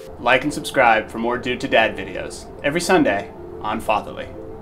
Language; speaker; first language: English; native; English